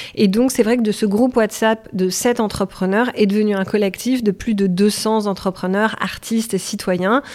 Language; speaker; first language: French; native; French